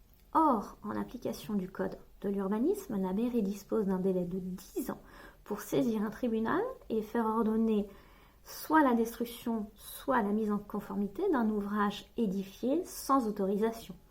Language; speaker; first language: French; native; French